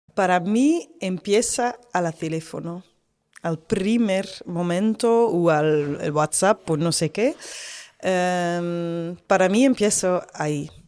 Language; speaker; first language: Spanish; non-native, learner; Dutch